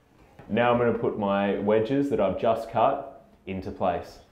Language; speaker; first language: English; native; English